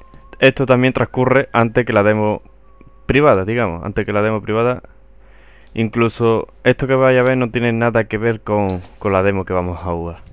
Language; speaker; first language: Spanish; native; Spanish